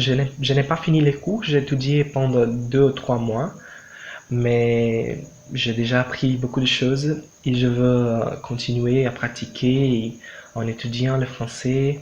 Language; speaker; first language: French; non-native, learner; Portuguese